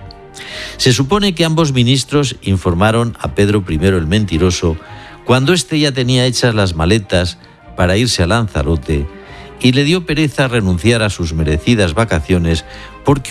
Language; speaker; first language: Spanish; native; Spanish